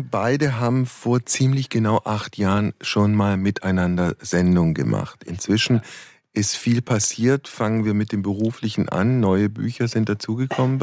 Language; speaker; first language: German; native; German